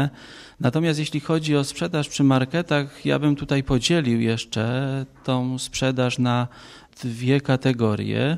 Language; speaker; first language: Polish; native; Polish